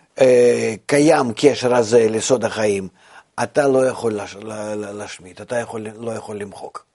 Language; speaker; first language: Hebrew; non-native, fluent; Russian